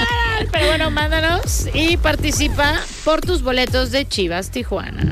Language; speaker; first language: Spanish; native; Spanish